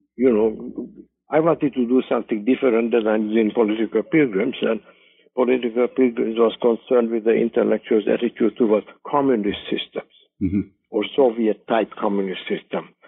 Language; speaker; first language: English; non-native, fluent; Hungarian